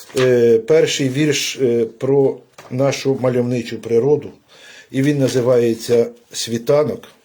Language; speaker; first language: Ukrainian; native; Ukrainian